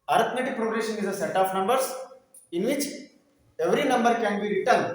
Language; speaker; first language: English; non-native, local second language; Kannada